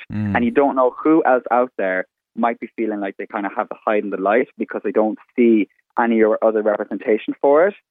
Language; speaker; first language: English; native; English